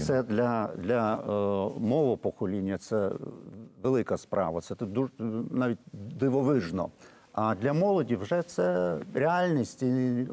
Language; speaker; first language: Ukrainian; non-native, fluent; Lithuanian